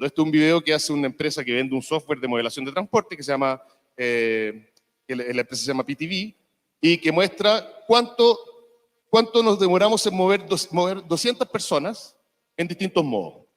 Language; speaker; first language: Spanish; native; Spanish